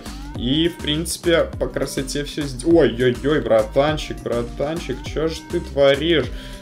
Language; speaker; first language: Russian; native; Russian